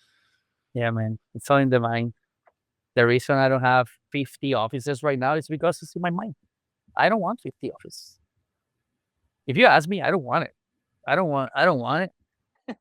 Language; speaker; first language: English; non-native, local second language; Spanish